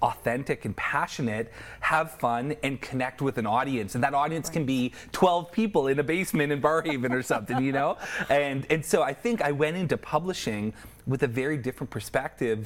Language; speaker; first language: English; native; English